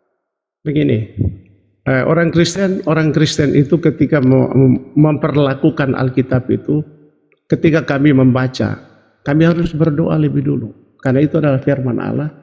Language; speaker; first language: Indonesian; native; Indonesian